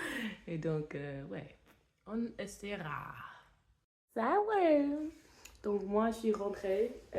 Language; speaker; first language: French; non-native, fluent; English